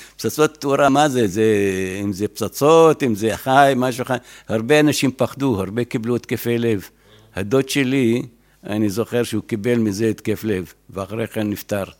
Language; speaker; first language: Hebrew; non-native, fluent; Arabic